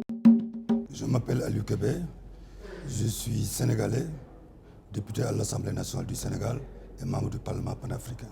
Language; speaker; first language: French; non-native, local second language; Wolof